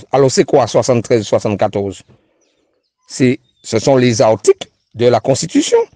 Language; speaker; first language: French; native; French